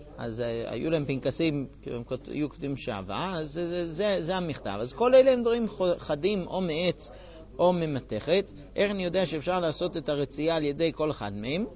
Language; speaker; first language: Hebrew; non-native, fluent; English